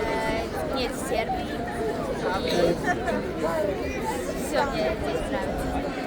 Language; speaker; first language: Russian; non-native, learner; Serbian